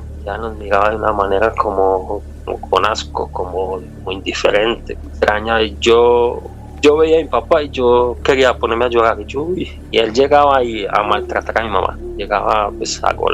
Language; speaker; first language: Spanish; native; Spanish